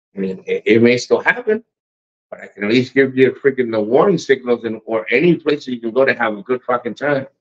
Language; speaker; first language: English; native; English